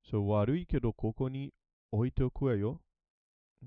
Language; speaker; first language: Japanese; non-native, learner; English